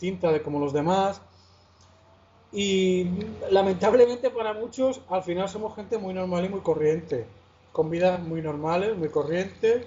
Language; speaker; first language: Spanish; native; Spanish